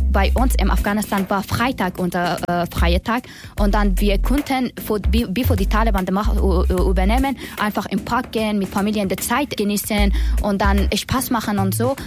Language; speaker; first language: German; non-native, learner; Persian